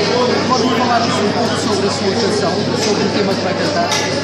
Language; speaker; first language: Portuguese; early bilingual, heritage; English